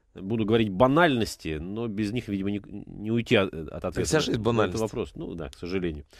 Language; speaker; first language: Russian; native; Russian